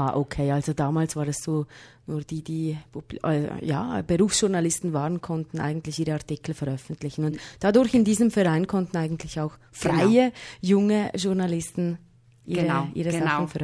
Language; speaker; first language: German; native; German